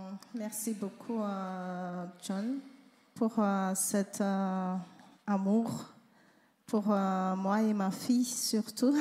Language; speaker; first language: French; non-native, learner; Malagasy